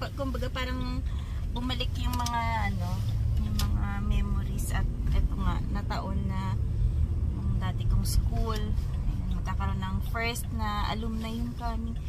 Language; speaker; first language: Filipino; non-native, local second language; Hiligaynon